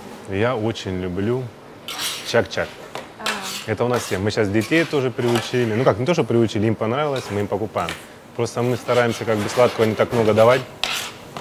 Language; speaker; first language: Russian; native; Russian